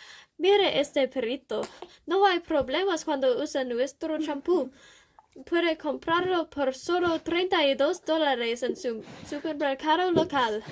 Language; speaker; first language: Spanish; non-native, learner; English